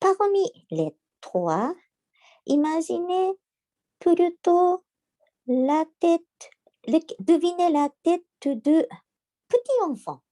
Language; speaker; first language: French; non-native, learner; Japanese